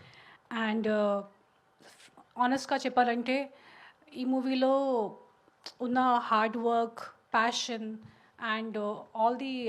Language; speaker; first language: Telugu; non-native, fluent; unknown